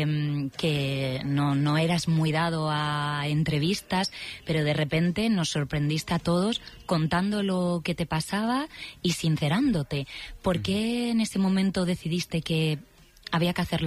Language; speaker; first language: Spanish; native; Spanish